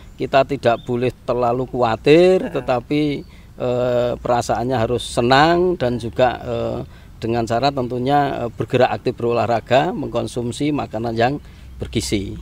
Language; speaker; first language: Indonesian; non-native, local second language; Javanese